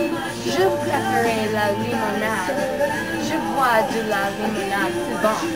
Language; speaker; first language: French; non-native, learner; English